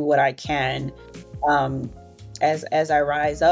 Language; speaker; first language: English; native; English